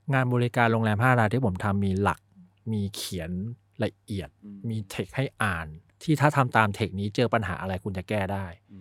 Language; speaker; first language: Thai; early bilingual, other home language; Chinese